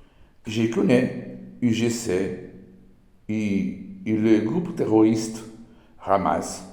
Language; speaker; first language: French; non-native, learner; Portuguese